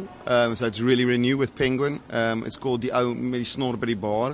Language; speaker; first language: English; non-native, local second language; Afrikaans